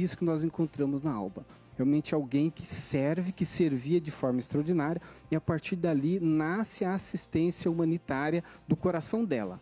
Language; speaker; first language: Portuguese; native; Portuguese